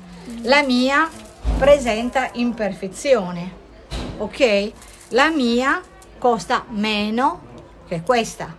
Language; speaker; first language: Italian; native; Italian